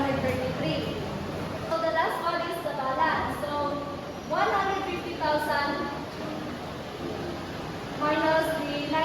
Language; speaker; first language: English; non-native, local second language; Cebuano